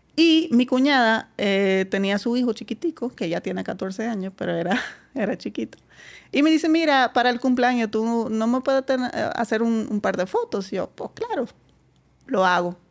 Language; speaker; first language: Spanish; non-native, fluent; Dutch